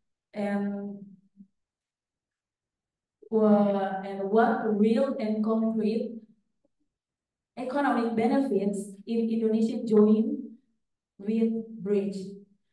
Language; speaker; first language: English; non-native, fluent; Indonesian